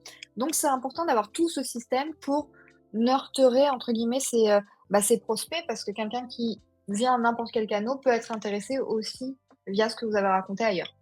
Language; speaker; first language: French; native; French